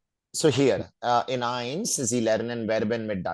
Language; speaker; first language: German; non-native, fluent; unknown